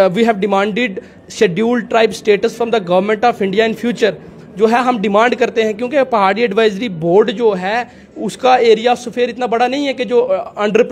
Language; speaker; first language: Hindi; native; Hindi